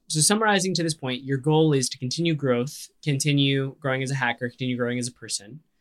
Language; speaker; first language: English; native; English